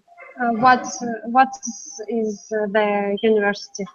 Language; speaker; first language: English; non-native, learner; Russian